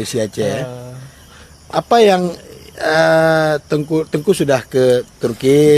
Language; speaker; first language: Indonesian; native; Indonesian